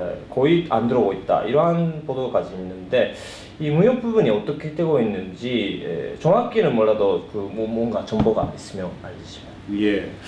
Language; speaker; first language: Korean; early bilingual, heritage; Korean